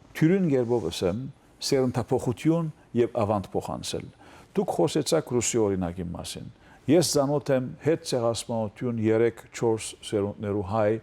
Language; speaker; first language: Armenian; early bilingual, heritage; Armenian